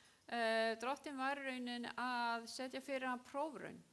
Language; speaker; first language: Icelandic; non-native, fluent; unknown